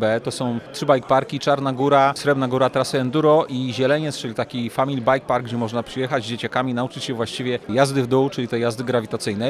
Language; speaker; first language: Polish; native; Polish